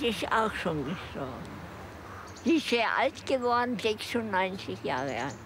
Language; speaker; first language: German; native; German